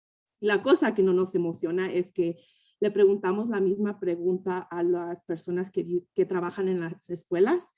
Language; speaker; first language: Spanish; early bilingual, heritage; Spanish